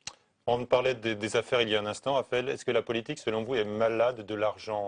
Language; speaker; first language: French; native; French